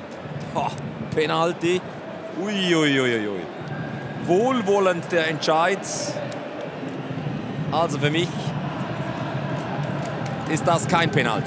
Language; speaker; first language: German; native; German